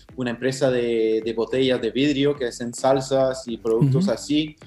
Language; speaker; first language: Spanish; non-native, fluent; English